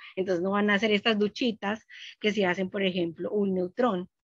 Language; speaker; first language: Spanish; native; Spanish